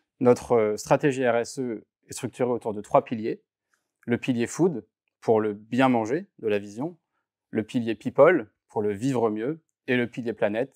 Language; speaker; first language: French; native; French